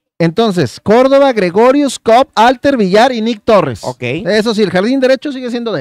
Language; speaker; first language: Spanish; native; Spanish